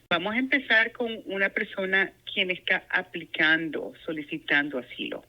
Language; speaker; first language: Spanish; non-native, local second language; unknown